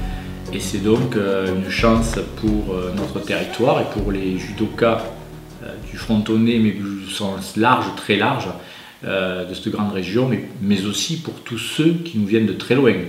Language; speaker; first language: French; native; French